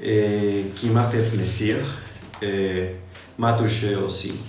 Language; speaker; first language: French; non-native, learner; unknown